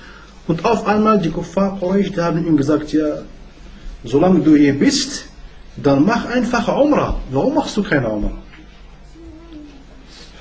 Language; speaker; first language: German; non-native, learner; Arabic